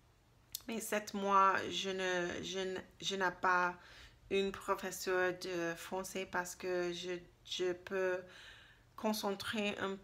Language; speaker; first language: French; non-native, learner; English